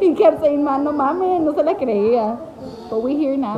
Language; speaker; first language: English; early bilingual, other home language; Spanish